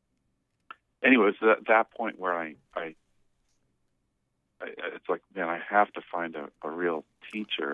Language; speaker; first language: English; native; English